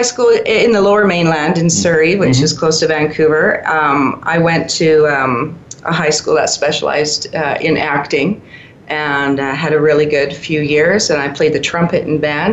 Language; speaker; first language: English; native; English